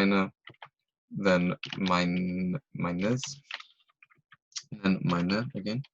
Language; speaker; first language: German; non-native, fluent; English